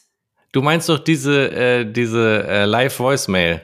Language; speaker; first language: German; native; German